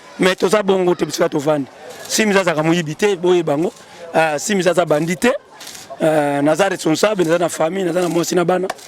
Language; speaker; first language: Lingala; native; Lingala